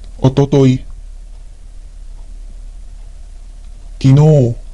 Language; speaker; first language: Japanese; non-native, fluent; Filipino